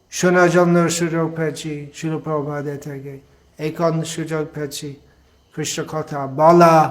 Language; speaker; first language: Bangla; non-native, fluent; English